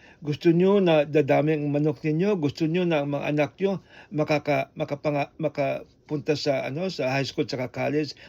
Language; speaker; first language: Filipino; non-native, local second language; Hiligaynon